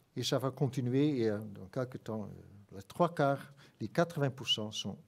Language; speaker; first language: French; non-native, fluent; Dutch